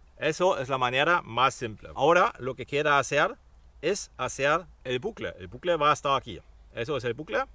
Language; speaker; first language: Spanish; non-native, fluent; German